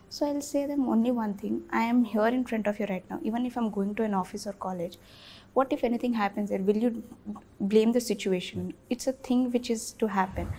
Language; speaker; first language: English; non-native, local second language; Bhojpuri